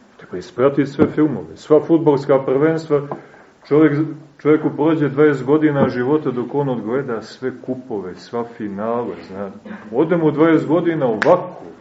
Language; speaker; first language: Serbian; native; Serbian